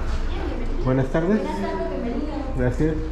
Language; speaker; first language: Spanish; native; Spanish